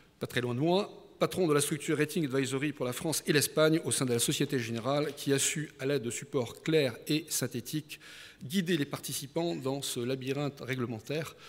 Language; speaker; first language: French; native; French